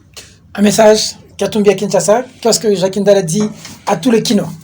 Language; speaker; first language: French; non-native, local second language; Lingala